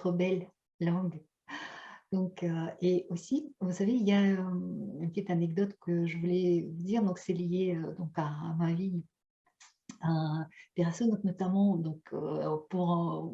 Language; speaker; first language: French; non-native, fluent; Russian